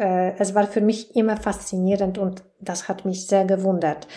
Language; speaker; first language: German; non-native, fluent; Polish